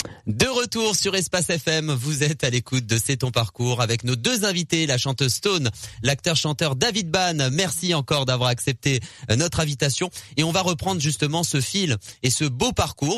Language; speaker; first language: French; native; French